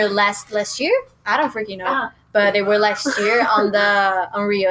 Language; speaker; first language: English; non-native, learner; Portuguese